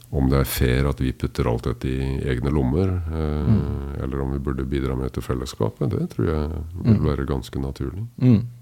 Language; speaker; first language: Norwegian; native; Norwegian